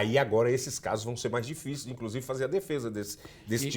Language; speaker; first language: Portuguese; native; Portuguese